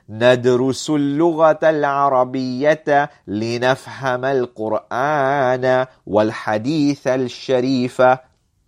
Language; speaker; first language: Arabic; non-native, fluent; English